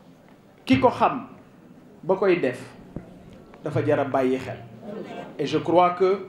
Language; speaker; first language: French; non-native, local second language; Wolof